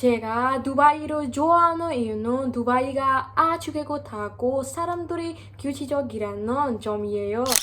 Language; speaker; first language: Korean; non-native, learner; Burmese